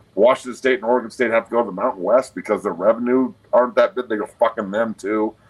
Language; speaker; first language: English; native; English